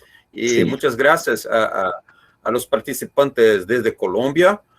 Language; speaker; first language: Spanish; non-native, learner; Portuguese